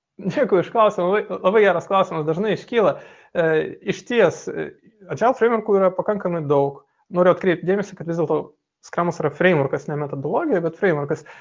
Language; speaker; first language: Lithuanian; non-native, local second language; Russian